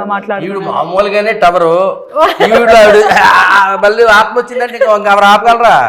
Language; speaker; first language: Telugu; native; Telugu